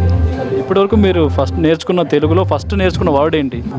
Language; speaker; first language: Telugu; native; Telugu